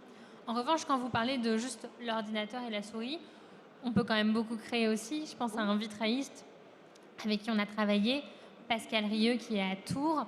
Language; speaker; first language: French; native; French